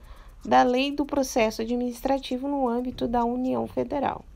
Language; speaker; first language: Portuguese; native; Portuguese